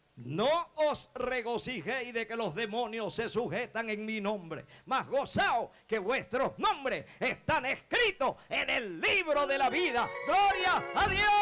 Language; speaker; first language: Spanish; native; Spanish